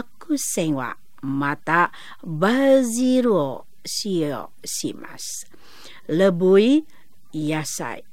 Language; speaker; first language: Japanese; non-native, fluent; Indonesian